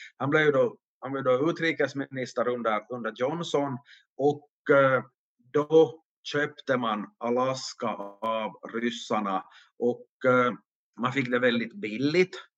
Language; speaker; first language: Swedish; native; Swedish